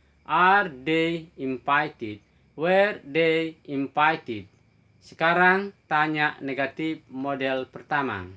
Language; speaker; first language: English; non-native, fluent; Indonesian